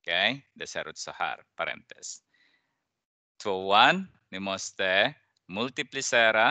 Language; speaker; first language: Swedish; non-native, fluent; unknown